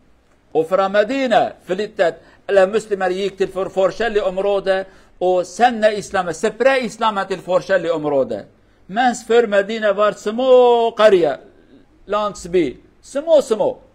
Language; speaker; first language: Norwegian; non-native, learner; Kurdish